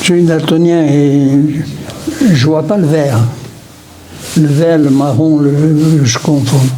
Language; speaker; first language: French; non-native, local second language; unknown